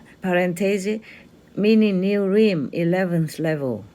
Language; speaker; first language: English; non-native, fluent; Vietnamese